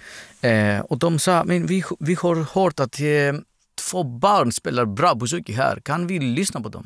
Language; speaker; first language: Swedish; non-native, fluent; Greek